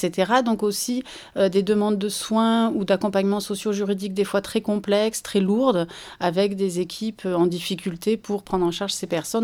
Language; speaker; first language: French; native; French